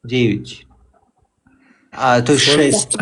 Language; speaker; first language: Russian; early bilingual, heritage; Chechen